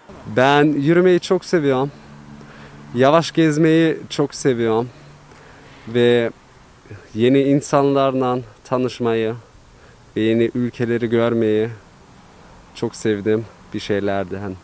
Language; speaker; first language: Turkish; early bilingual, heritage; Turkish